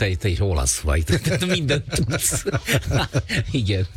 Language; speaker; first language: Hungarian; non-native, fluent; Italian